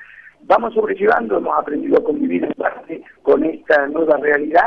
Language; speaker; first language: Spanish; native; Spanish